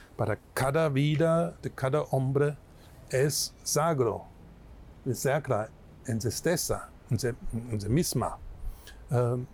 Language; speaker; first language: Spanish; non-native, fluent; German